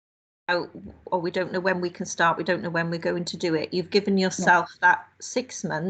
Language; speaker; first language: English; native; English